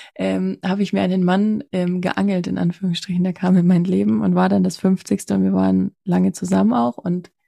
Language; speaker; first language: German; native; German